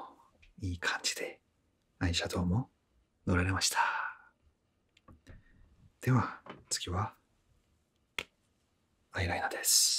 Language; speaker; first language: Japanese; non-native, fluent; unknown